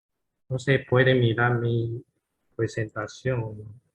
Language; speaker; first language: Spanish; non-native, learner; Chinese